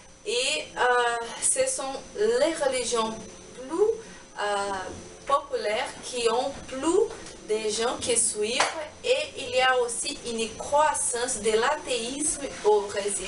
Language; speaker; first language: French; non-native, learner; Portuguese